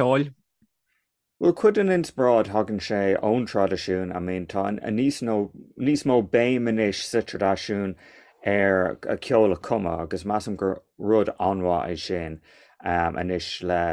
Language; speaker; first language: Irish; non-native, local second language; English